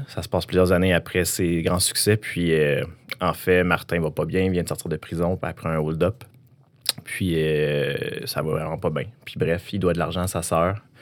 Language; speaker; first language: French; native; French